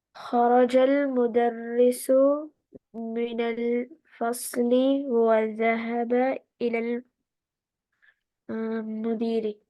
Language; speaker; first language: Arabic; non-native, learner; Urdu